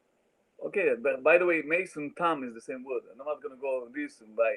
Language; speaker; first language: English; non-native, learner; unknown